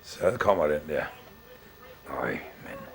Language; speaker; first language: Danish; native; Danish